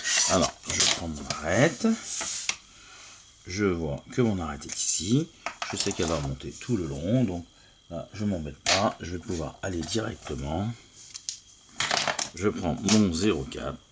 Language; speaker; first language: French; native; French